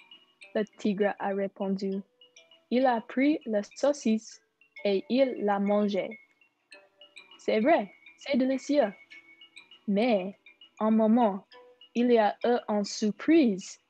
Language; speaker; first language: French; non-native, learner; English